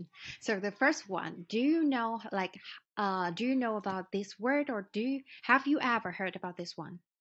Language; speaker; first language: English; non-native, fluent; Vietnamese